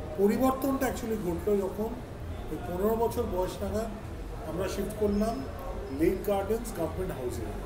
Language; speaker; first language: Bangla; native; Bangla